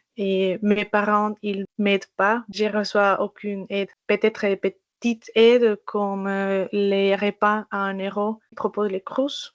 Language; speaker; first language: French; non-native, fluent; Spanish